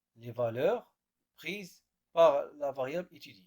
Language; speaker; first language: French; non-native, local second language; Arabic